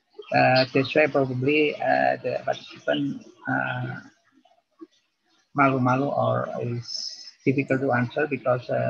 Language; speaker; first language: English; non-native, fluent; Indonesian